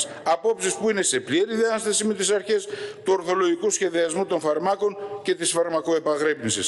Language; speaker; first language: Greek; native; Greek